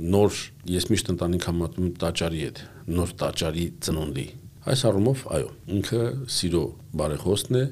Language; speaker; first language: Armenian; native; Armenian